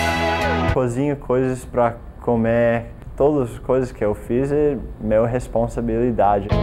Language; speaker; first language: Portuguese; non-native, learner; English